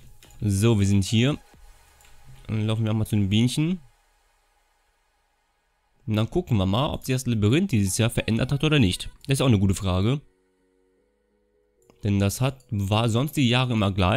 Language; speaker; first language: German; native; German